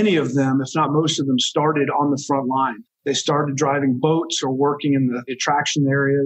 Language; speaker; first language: English; native; English